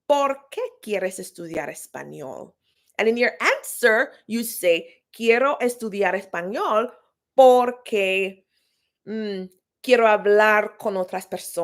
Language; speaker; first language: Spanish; non-native, fluent; English